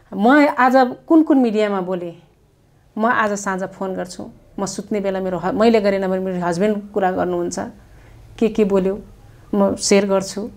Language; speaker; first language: Nepali; non-native, local second language; Dangaura Tharu